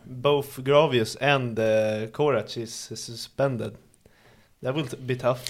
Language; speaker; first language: English; non-native, fluent; Swedish